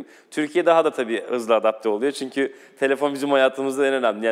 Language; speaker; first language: Turkish; native; Turkish